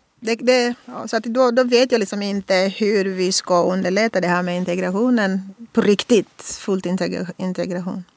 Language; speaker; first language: Swedish; non-native, fluent; Portuguese